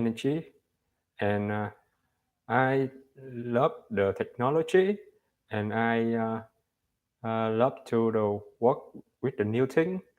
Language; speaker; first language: English; non-native, learner; Vietnamese